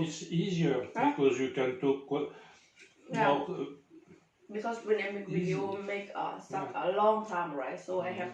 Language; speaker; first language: English; non-native, learner; Thai